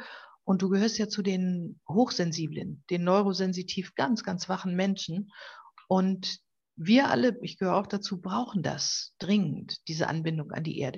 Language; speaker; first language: German; native; German